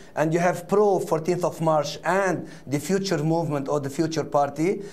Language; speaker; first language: English; non-native, fluent; Arabic